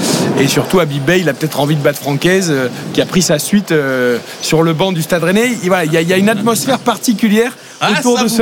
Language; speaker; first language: French; native; French